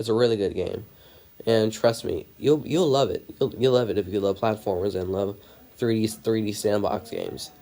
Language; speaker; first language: English; native; English